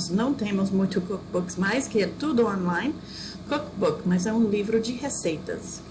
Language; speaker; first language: Portuguese; non-native, fluent; English